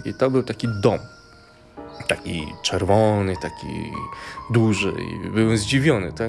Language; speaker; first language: Polish; early bilingual, other home language; Mongolian